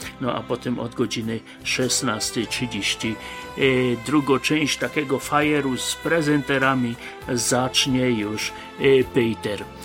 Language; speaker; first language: Polish; native; Polish